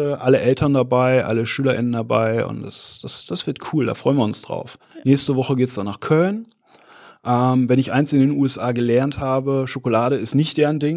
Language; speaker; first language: German; native; German